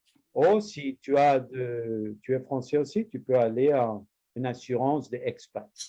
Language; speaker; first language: French; non-native, learner; Spanish